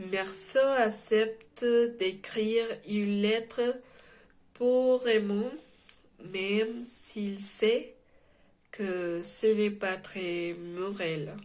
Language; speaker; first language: French; non-native, learner; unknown